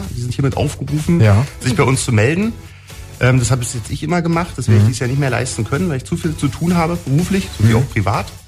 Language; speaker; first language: German; native; German